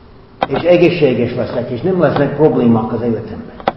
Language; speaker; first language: Hungarian; non-native, fluent; English